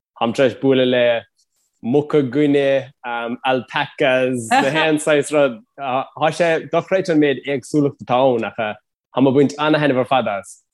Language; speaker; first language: Irish; native; Irish